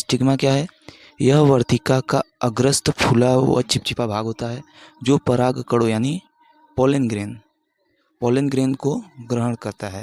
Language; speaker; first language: Hindi; native; Hindi